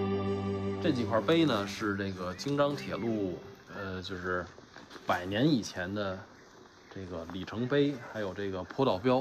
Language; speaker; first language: Chinese; native; Chinese